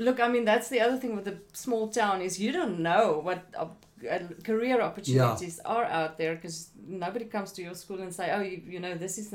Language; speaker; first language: English; non-native, local second language; Afrikaans